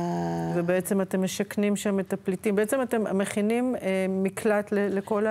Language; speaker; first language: Hebrew; native; Hebrew